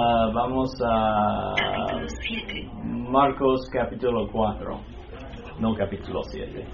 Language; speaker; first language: Spanish; non-native, fluent; English